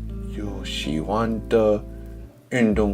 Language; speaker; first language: Chinese; non-native, learner; English